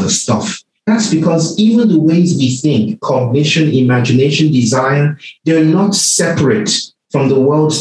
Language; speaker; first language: English; non-native, local second language; Yoruba